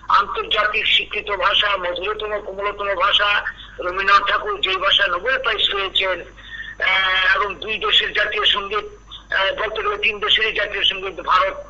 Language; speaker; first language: Bangla; native; Bangla